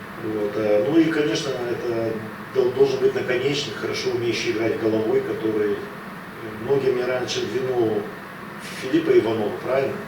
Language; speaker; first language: Russian; native; Russian